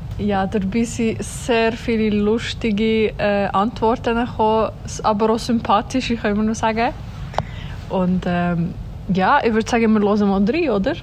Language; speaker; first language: German; early bilingual, other home language; Swiss German